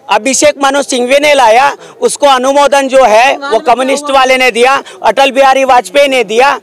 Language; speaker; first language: Hindi; non-native, local second language; Marathi